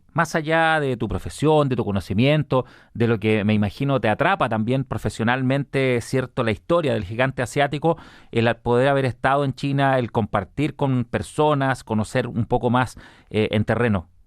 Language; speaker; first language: Spanish; native; Spanish